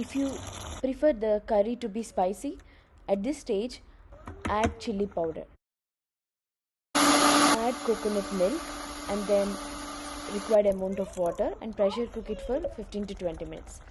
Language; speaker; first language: English; non-native, local second language; Telugu